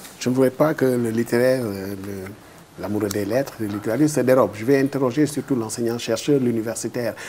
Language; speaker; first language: French; non-native, local second language; Wolof